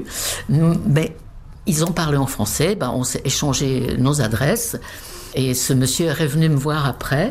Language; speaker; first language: French; non-native, fluent; Czech